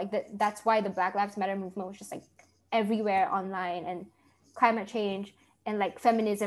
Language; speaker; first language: English; non-native, local second language; Malay